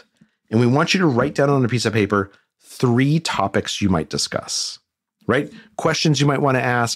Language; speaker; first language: English; native; English